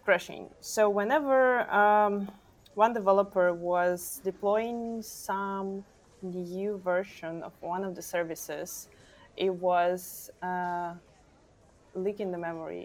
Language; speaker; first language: English; non-native, fluent; Ukrainian